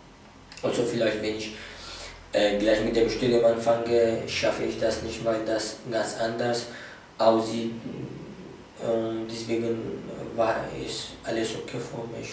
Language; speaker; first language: German; non-native, fluent; Arabic